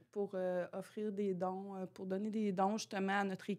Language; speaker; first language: French; native; French